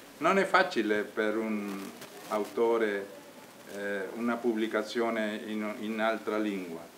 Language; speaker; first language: Italian; non-native, learner; Spanish